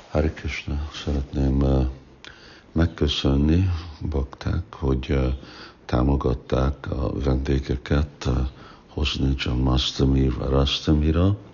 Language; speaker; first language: Hungarian; early bilingual, heritage; Hungarian